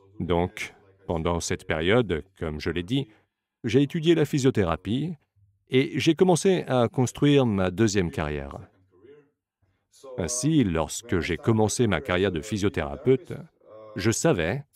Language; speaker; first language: French; non-native, fluent; Slovenian